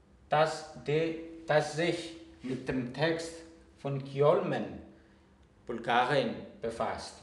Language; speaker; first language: German; non-native, fluent; Greek